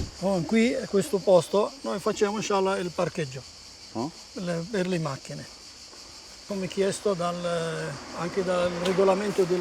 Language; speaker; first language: Italian; non-native, fluent; Arabic